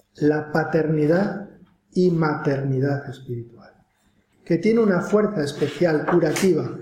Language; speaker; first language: Spanish; native; Spanish